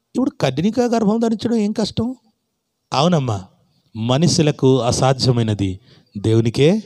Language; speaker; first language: Telugu; non-native, local second language; Odia